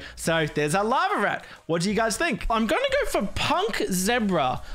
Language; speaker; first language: English; native; English